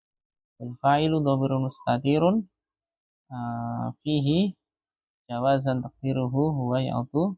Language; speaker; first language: Arabic; non-native, fluent; Indonesian